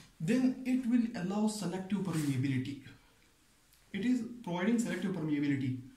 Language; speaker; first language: English; non-native, local second language; Pashto